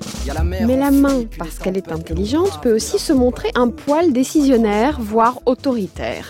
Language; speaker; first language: French; native; French